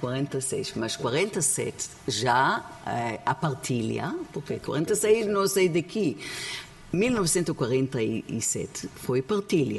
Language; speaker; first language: Portuguese; non-native, learner; Hebrew